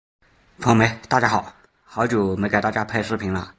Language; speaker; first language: Chinese; native; Chinese